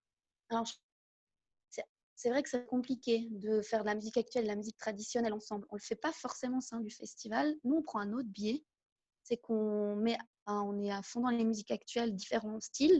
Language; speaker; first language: French; native; French